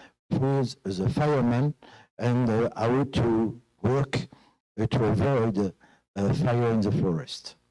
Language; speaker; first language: English; non-native, fluent; French